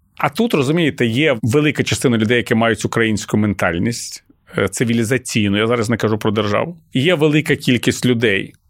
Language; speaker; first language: Ukrainian; non-native, local second language; Russian